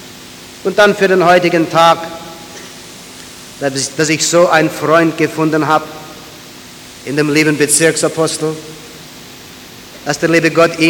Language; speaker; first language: German; early bilingual, heritage; German